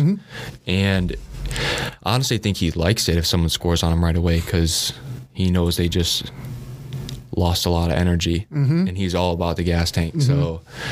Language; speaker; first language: English; native; English